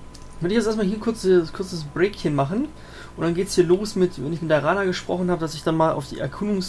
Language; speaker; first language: German; native; German